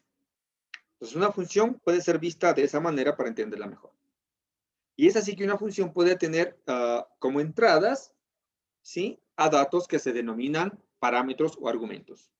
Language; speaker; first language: Spanish; native; Spanish